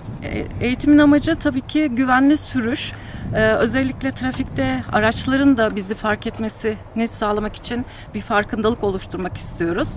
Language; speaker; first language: Turkish; native; Turkish